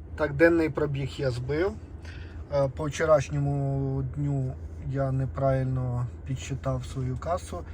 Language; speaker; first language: Ukrainian; non-native, local second language; Russian